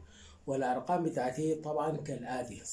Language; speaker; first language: Arabic; native; Arabic